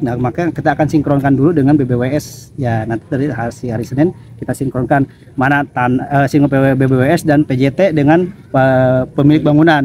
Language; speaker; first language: Indonesian; non-native, local second language; Sundanese